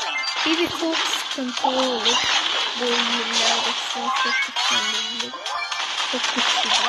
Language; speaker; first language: Turkish; non-native, learner; Azerbaijani